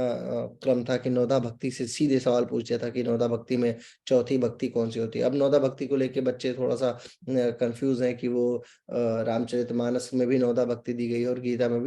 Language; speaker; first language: Hindi; native; Hindi